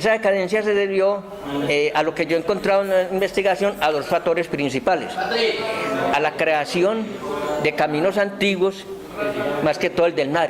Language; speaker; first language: Spanish; native; Spanish